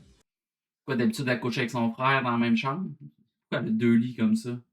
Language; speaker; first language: French; native; French